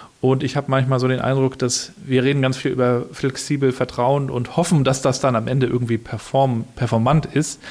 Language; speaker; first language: German; native; German